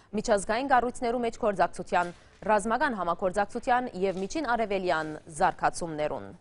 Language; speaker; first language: Armenian; early bilingual, heritage; Armenian